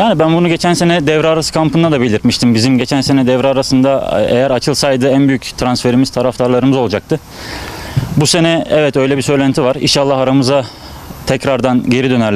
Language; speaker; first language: Turkish; native; Turkish